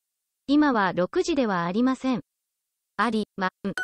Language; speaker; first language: Japanese; non-native, learner; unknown